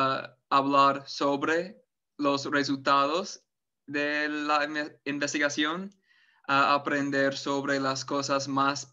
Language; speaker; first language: Spanish; non-native, fluent; English